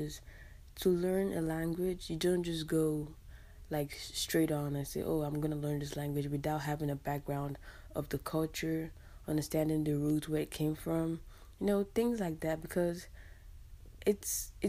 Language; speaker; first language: English; native; English